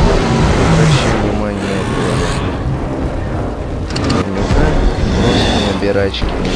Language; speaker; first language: Russian; native; Russian